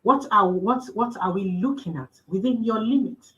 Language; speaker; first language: English; non-native, local second language; Yoruba